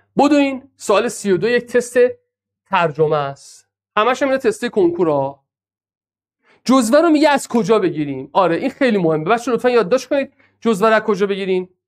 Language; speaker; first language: Persian; non-native, local second language; Azerbaijani